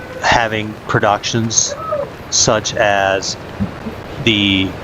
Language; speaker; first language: English; native; English